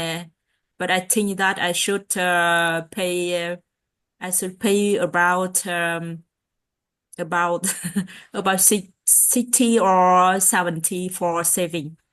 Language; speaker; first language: English; non-native, learner; Vietnamese